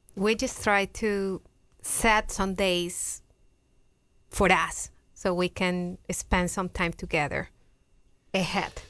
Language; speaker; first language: English; non-native, learner; Spanish